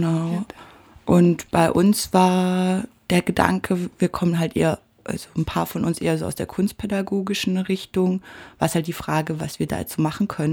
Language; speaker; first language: German; native; German